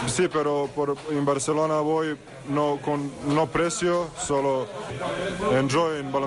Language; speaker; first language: Spanish; non-native, learner; English